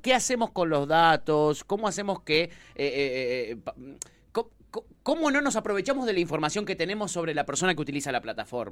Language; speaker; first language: Spanish; native; Spanish